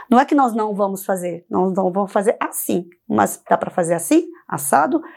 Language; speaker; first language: Portuguese; early bilingual, other home language; Korean